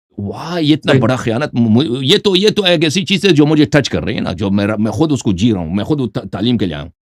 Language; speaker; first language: Urdu; non-native, fluent; Persian